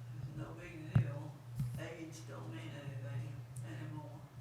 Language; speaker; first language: English; native; English